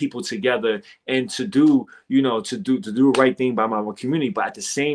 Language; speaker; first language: English; native; English